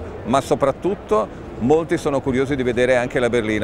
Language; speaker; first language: Italian; native; Italian